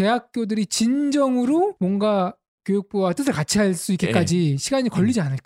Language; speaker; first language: Korean; native; Korean